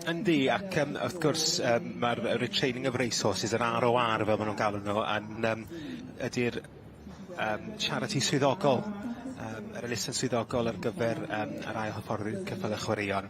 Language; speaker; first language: Welsh; native; Welsh